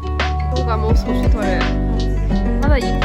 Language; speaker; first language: Japanese; non-native, learner; English